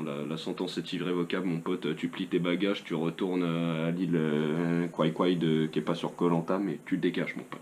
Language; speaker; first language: French; native; French